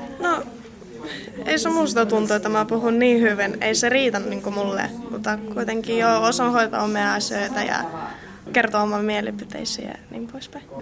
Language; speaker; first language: Finnish; non-native, learner; Russian